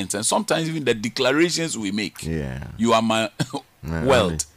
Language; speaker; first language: English; non-native, local second language; Ga